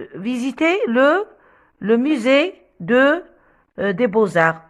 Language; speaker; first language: French; non-native, local second language; Arabic